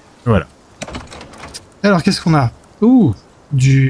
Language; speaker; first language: French; native; French